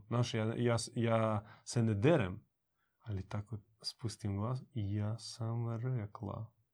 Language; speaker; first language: Croatian; native; Croatian